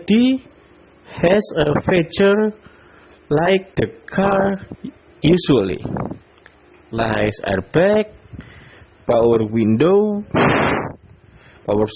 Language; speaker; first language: English; non-native, learner; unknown